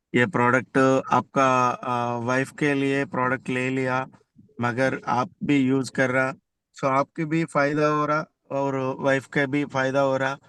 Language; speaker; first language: Hindi; non-native, local second language; Telugu